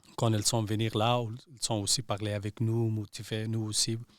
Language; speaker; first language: French; non-native, learner; Persian